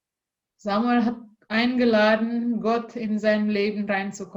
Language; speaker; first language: German; non-native, learner; Indonesian